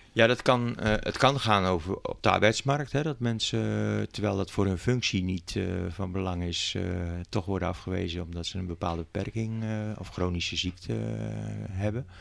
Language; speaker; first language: Dutch; native; Dutch